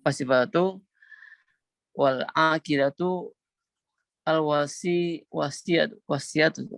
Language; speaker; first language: Arabic; non-native, learner; Indonesian